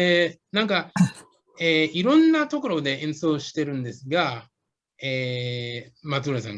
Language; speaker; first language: Japanese; non-native, fluent; English